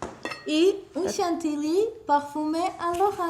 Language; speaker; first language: French; non-native, learner; Portuguese